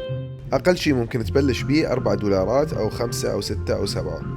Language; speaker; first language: Arabic; native; Arabic